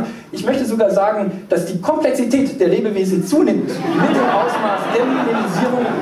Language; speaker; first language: German; native; German